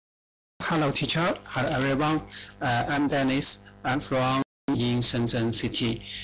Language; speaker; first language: English; non-native, learner; Chinese